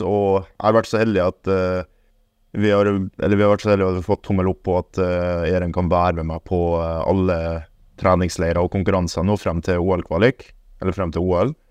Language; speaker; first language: Norwegian; early bilingual, other home language; German